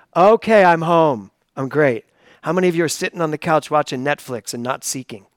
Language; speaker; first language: English; native; English